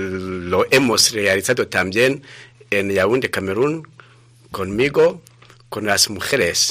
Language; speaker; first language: Spanish; non-native, fluent; Rundi